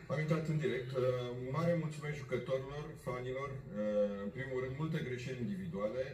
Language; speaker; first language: Romanian; native; Romanian